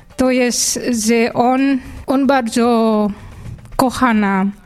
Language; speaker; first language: Polish; non-native, learner; Indonesian